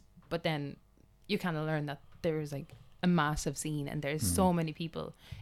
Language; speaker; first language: English; non-native, fluent; Polish